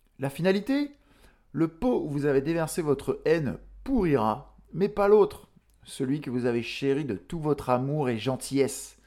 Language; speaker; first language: French; native; French